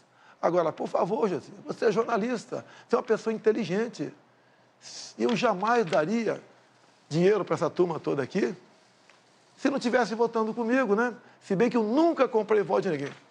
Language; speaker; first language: Portuguese; native; Portuguese